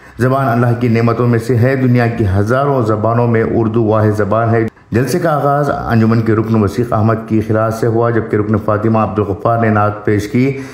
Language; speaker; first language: Urdu; native; Urdu